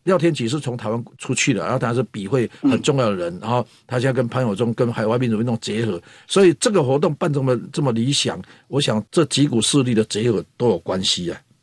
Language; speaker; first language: Chinese; native; Chinese